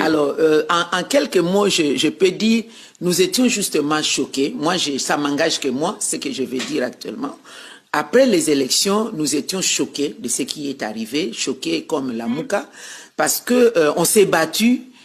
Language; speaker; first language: French; non-native, local second language; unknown